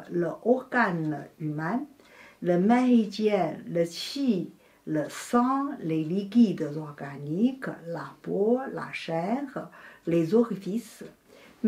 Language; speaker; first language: French; non-native, fluent; Chinese